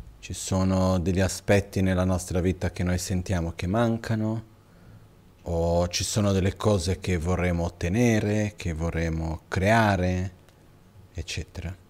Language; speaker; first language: Italian; non-native, fluent; Portuguese